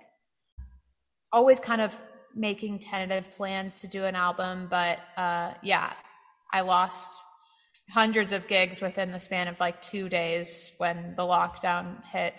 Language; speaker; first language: English; native; English